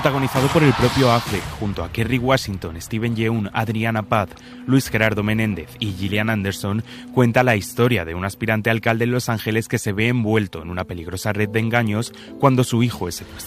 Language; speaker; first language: Spanish; native; Spanish